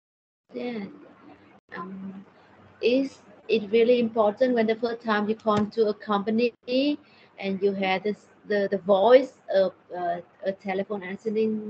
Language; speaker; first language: English; non-native, learner; Thai